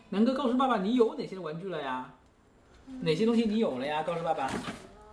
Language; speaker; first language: Chinese; native; Chinese